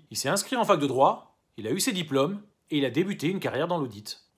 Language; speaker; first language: French; native; French